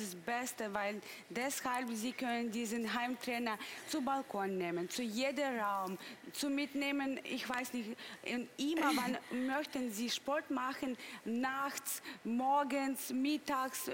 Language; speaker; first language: German; non-native, learner; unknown